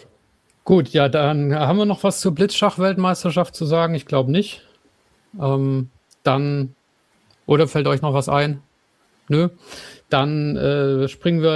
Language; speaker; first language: German; native; German